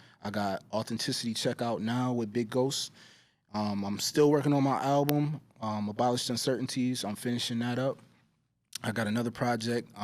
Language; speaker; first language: English; native; English